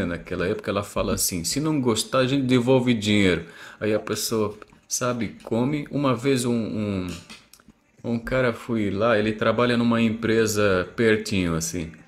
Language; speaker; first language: Portuguese; non-native, fluent; Arabic